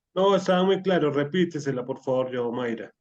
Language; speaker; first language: Spanish; native; Spanish